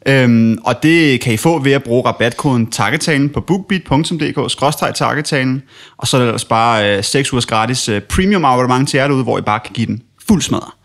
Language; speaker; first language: Danish; early bilingual, other home language; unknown